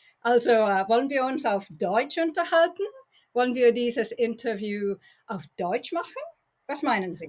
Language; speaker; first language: German; non-native, learner; English